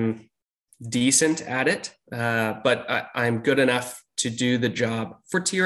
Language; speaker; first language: English; native; English